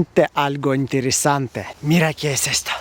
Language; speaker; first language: Spanish; non-native, learner; Russian